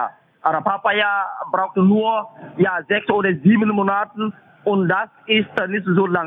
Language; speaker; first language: German; non-native, fluent; French